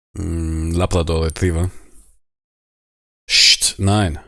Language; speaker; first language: German; native; German